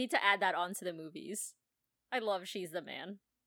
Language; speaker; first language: English; non-native, local second language; Filipino